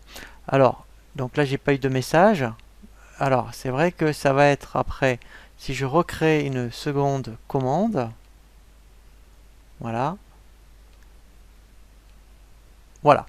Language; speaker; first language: French; native; French